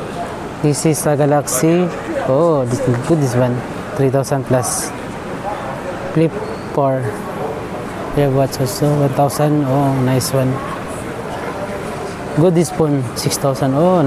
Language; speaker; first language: English; non-native, learner; Filipino